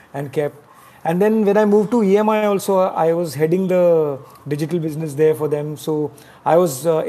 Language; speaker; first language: English; non-native, local second language; Tamil